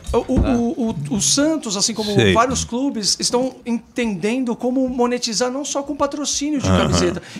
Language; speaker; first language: Portuguese; native; Portuguese